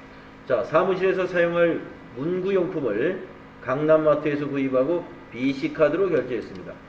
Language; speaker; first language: Korean; native; Korean